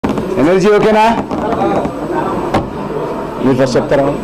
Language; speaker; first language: Telugu; native; Telugu